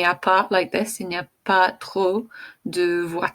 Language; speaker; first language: French; non-native, fluent; English